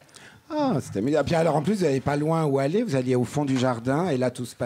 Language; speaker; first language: French; native; French